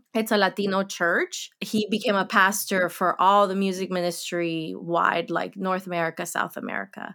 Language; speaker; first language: English; early bilingual, other home language; Spanish